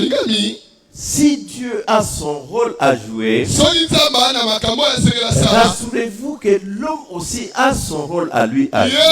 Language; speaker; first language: French; non-native, local second language; Luba-Lulua